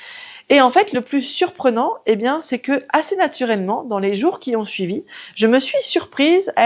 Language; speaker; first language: French; native; French